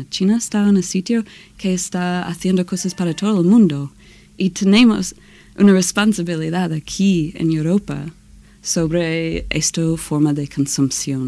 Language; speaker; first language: Spanish; non-native, learner; English